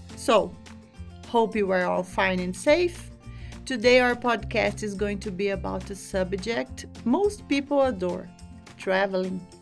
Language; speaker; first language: English; non-native, fluent; Portuguese